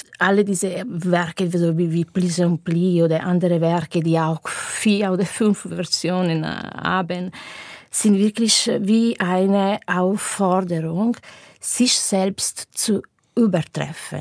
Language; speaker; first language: German; non-native, fluent; Italian